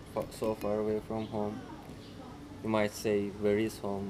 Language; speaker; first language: English; non-native, fluent; Turkish